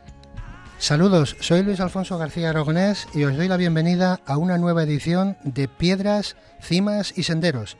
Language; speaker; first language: Spanish; native; Spanish